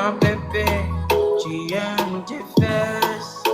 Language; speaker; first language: French; non-native, learner; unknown